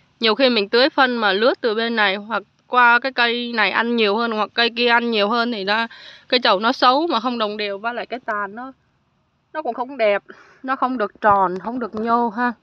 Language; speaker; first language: Vietnamese; native; Vietnamese